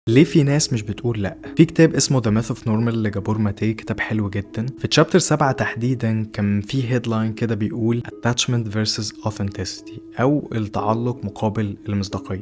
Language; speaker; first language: Arabic; native; Arabic